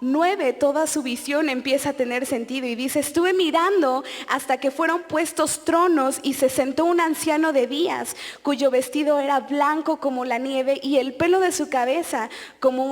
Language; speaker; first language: Spanish; native; Spanish